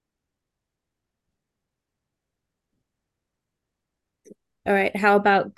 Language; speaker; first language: English; native; English